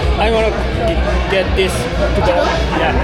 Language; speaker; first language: English; non-native, learner; Korean